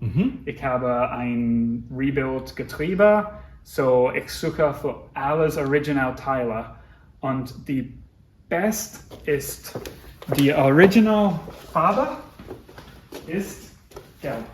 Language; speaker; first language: German; non-native, learner; English